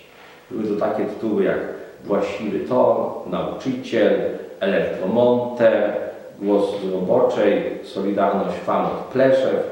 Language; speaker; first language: Polish; native; Polish